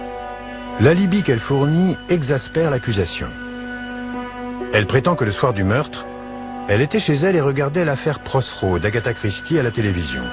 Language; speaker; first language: French; native; French